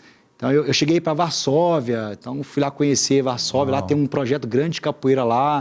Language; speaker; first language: Portuguese; native; Portuguese